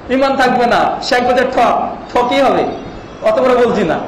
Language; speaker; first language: Bangla; native; Bangla